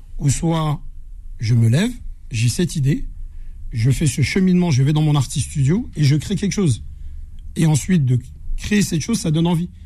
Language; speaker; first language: French; native; French